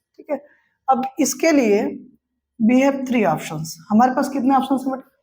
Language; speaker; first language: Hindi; native; Hindi